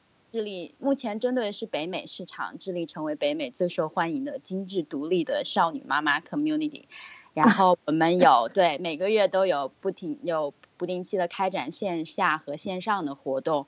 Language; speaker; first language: Chinese; native; Chinese